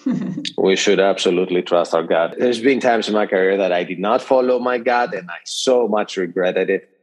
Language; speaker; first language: English; non-native, fluent; Greek